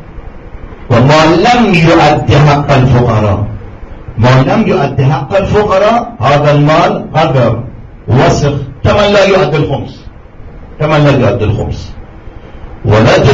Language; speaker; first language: Arabic; non-native, fluent; Persian